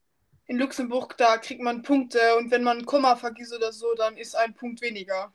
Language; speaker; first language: German; non-native, local second language; Luxembourgish